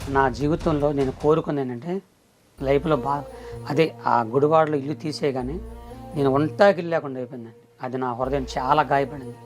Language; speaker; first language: Telugu; non-native, local second language; Koya